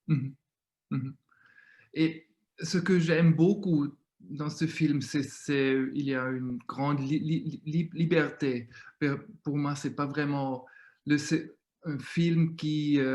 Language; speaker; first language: French; non-native, fluent; German